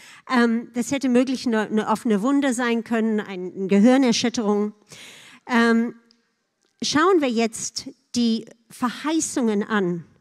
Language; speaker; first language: German; non-native, fluent; English